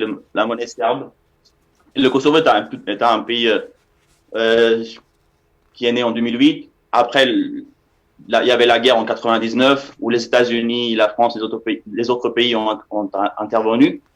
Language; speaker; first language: French; non-native, fluent; Albanian